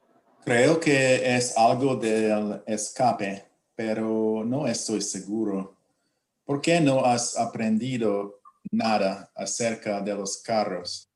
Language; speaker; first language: Spanish; non-native, learner; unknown